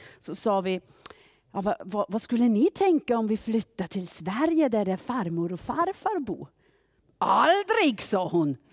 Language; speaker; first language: Swedish; non-native, fluent; German